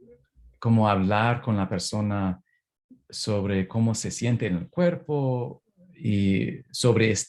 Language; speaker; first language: Spanish; non-native, fluent; English